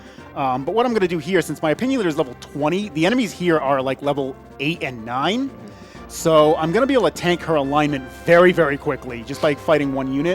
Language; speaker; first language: English; native; English